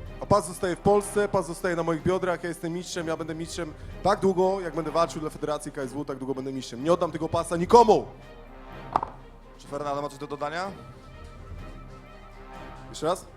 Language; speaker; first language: Polish; native; Polish